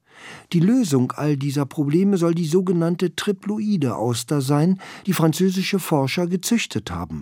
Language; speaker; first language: German; native; German